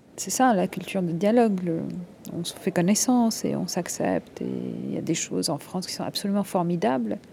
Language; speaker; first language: French; non-native, local second language; Arabic